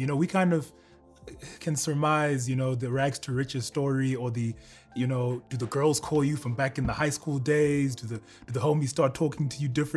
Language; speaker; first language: English; native; English